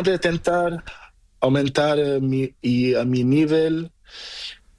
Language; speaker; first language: Spanish; non-native, learner; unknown